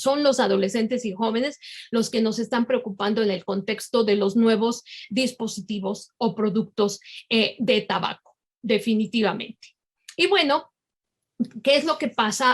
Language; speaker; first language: Spanish; native; Spanish